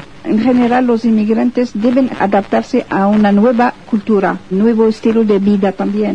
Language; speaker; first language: Spanish; non-native, fluent; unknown